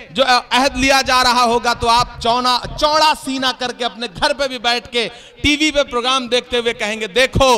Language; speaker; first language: Hindi; native; Hindi